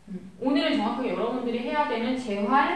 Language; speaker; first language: Korean; native; Korean